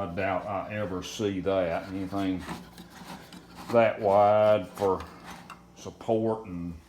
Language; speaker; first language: English; native; English